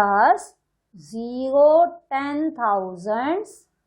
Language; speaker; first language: English; non-native, local second language; Hindi